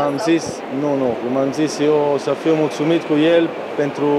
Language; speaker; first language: Romanian; non-native, fluent; Italian